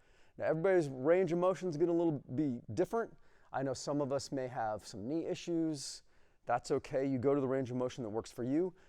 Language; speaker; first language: English; native; English